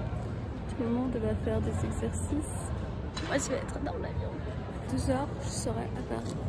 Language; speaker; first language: French; non-native, fluent; Armenian